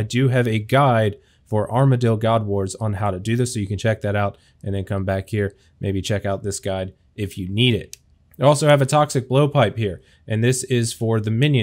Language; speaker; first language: English; native; English